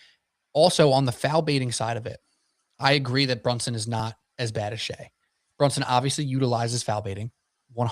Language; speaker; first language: English; native; English